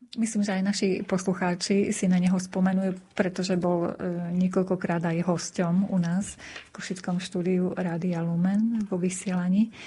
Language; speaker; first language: Slovak; native; Slovak